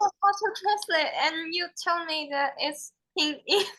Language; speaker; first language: English; non-native, learner; Chinese